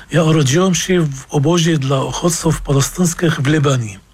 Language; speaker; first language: Polish; non-native, fluent; Arabic